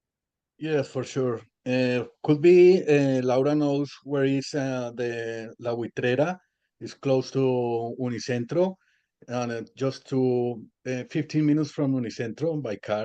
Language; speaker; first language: English; non-native, learner; Spanish